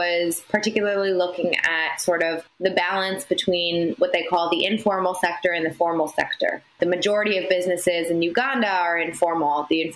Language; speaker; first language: English; native; English